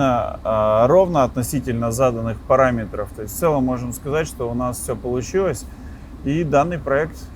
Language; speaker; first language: Russian; native; Russian